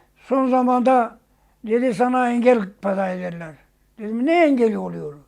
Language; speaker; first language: Turkish; non-native, local second language; Zaza